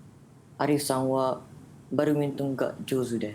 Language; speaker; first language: Japanese; non-native, learner; Malay